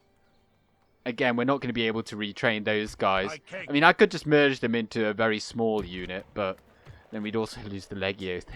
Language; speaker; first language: English; native; English